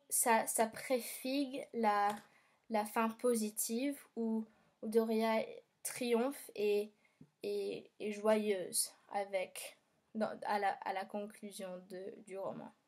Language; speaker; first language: French; non-native, learner; English